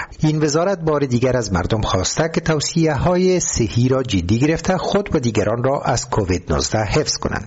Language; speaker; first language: Persian; native; Persian